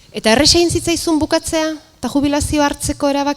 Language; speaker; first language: Basque; native; Basque